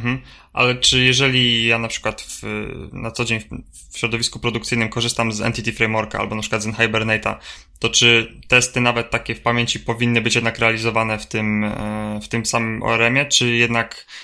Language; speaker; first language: Polish; native; Polish